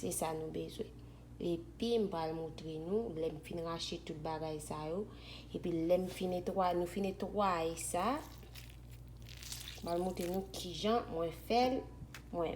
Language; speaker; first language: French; non-native, learner; Haitian Creole